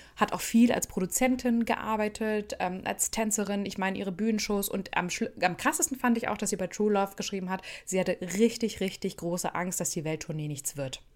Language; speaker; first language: German; native; German